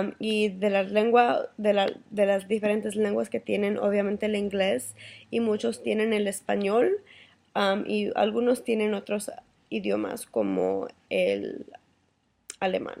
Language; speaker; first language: Spanish; early bilingual, heritage; Spanish